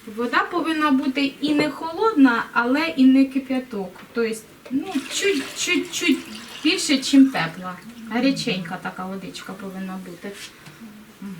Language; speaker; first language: Ukrainian; native; Ukrainian